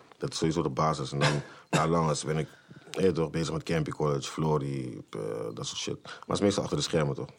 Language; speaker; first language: Dutch; native; Dutch